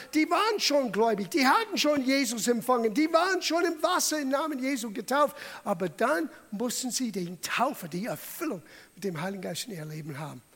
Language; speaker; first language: German; non-native, fluent; English